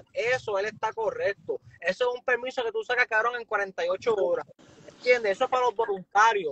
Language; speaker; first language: Spanish; native; Spanish